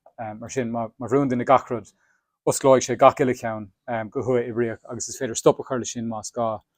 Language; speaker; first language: Irish; native; Irish